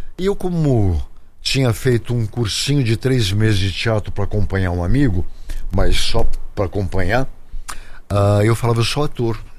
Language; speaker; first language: Portuguese; native; Portuguese